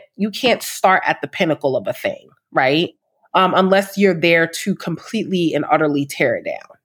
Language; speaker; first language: English; native; English